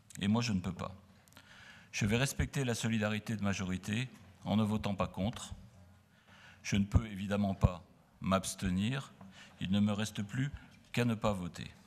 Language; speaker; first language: French; native; French